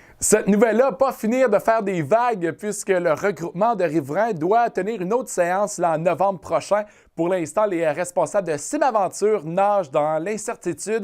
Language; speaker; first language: French; native; French